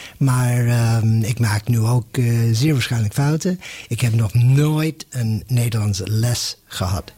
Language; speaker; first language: Dutch; non-native, fluent; English